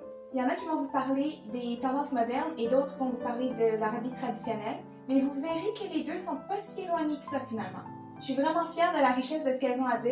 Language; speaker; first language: French; native; French